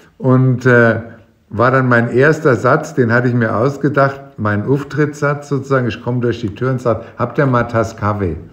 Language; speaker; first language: German; native; German